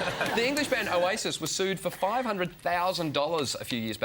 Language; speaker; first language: English; native; English